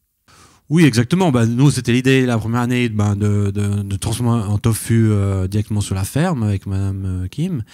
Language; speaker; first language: French; native; French